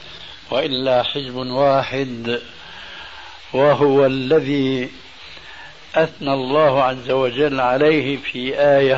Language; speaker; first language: Arabic; early bilingual, other home language; Albanian